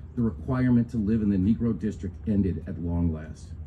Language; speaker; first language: English; native; English